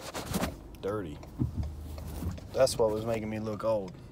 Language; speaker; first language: English; native; English